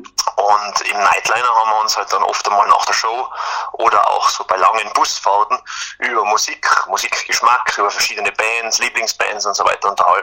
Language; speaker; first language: German; native; German